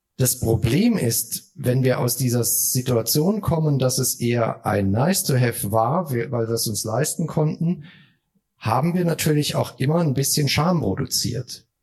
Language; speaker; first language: German; native; German